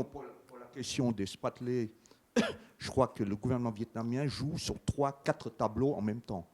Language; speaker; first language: French; native; French